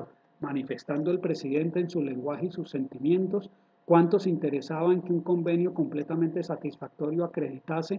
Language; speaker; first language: Spanish; native; Spanish